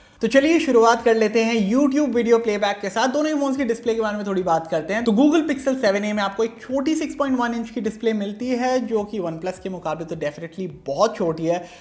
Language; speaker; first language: Hindi; native; Hindi